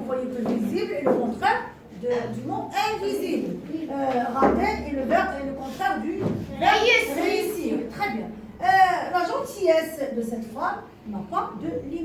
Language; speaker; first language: French; non-native, local second language; Arabic